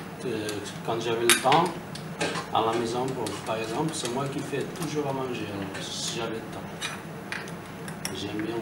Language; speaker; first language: French; non-native, learner; Portuguese